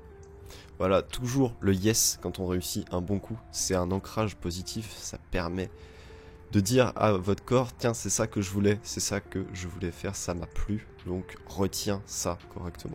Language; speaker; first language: French; native; French